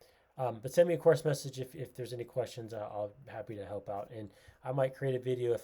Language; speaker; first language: English; native; English